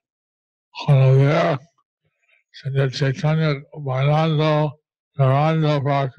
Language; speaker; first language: Spanish; non-native, learner; English